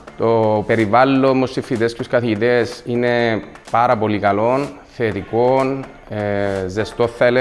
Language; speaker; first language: Greek; native; Greek